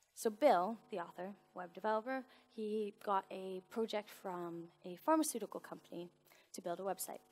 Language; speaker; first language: English; native; English